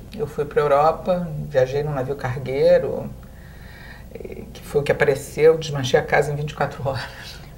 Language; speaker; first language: Portuguese; native; Portuguese